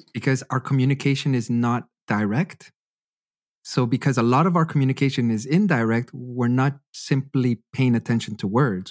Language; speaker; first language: English; native; English